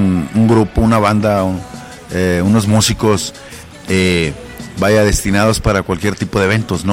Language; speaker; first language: Spanish; native; Spanish